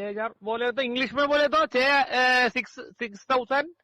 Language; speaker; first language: Hindi; non-native, local second language; Malayalam